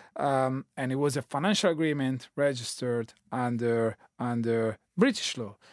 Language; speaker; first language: English; non-native, fluent; Italian